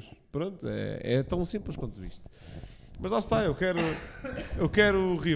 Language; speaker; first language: Portuguese; native; Portuguese